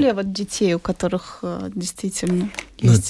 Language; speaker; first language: Russian; native; Russian